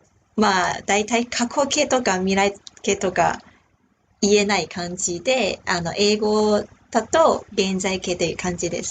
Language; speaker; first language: Japanese; non-native, fluent; Chinese